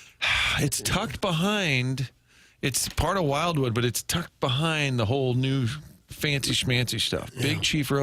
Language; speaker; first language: English; native; English